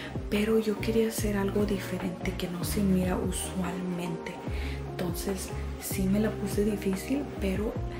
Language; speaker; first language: Spanish; early bilingual, heritage; Spanish